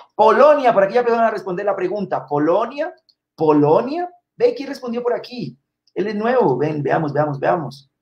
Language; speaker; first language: Spanish; native; Spanish